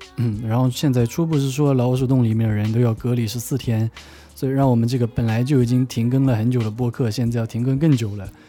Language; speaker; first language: Chinese; native; Chinese